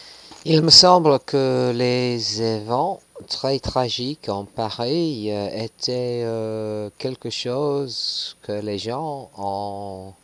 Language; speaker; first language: French; non-native, learner; English